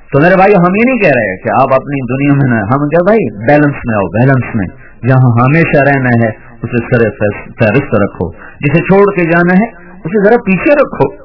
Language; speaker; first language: Urdu; non-native, local second language; Punjabi